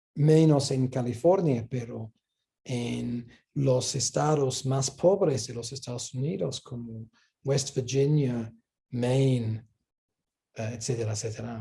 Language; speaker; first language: Spanish; non-native, fluent; English